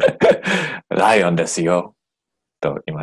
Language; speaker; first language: Japanese; non-native, learner; English